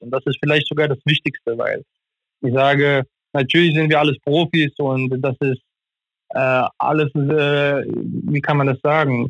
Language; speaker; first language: German; non-native, fluent; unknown